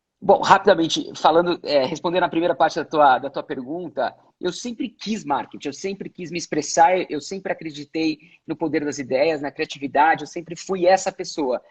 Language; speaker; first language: Portuguese; native; Portuguese